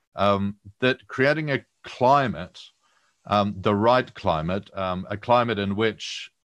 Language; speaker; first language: English; native; English